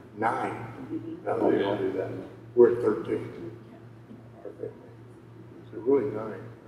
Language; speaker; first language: English; native; English